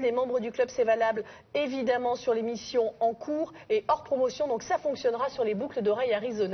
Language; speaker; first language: French; native; French